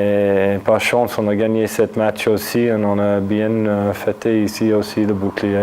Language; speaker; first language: French; non-native, fluent; English